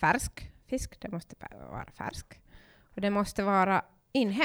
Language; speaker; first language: Swedish; non-native, learner; Finnish